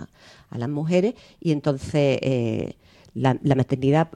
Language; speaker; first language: Spanish; native; Spanish